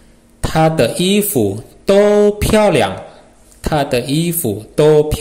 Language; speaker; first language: Chinese; non-native, fluent; Indonesian